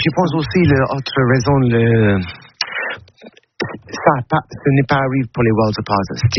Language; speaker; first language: French; non-native, learner; English